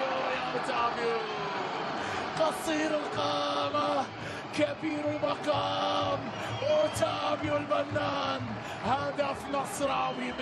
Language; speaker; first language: Arabic; native; Arabic